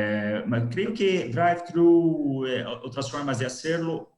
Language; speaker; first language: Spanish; non-native, learner; Portuguese